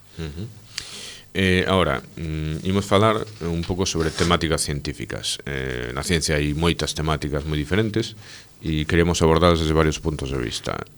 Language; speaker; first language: Galician; native; Galician